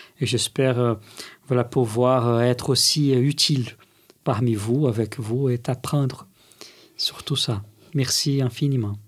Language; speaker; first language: French; non-native, fluent; Portuguese